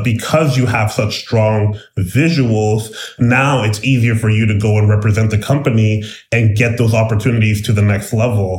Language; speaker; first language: English; native; English